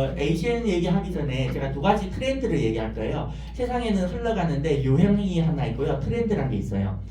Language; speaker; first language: Korean; non-native, fluent; Chinese